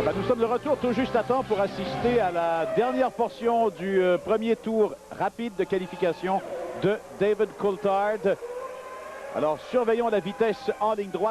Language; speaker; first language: French; native; French